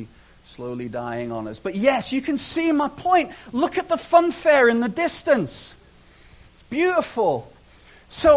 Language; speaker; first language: English; native; English